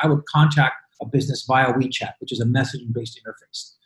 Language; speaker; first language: English; native; English